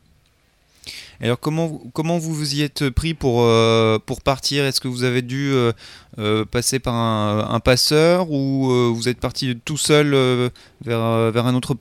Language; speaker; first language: French; native; French